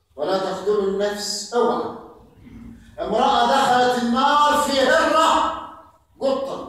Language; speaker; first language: Arabic; native; Arabic